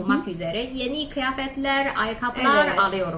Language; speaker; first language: Turkish; non-native, fluent; Chinese